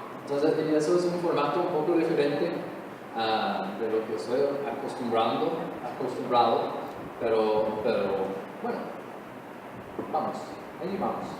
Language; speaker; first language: Spanish; non-native, fluent; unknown